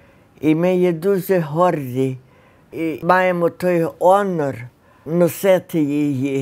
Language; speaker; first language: Ukrainian; early bilingual, heritage; Ukrainian